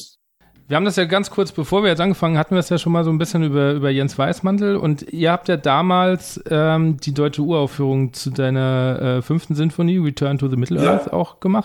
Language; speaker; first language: German; native; German